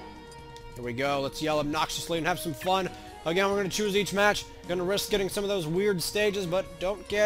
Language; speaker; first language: English; native; English